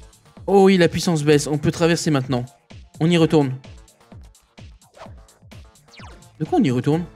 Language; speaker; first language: French; native; French